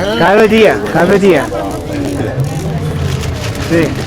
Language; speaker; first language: Spanish; non-native, learner; English